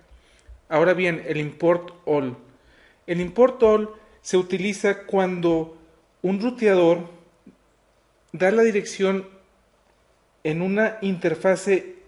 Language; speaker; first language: Spanish; native; Spanish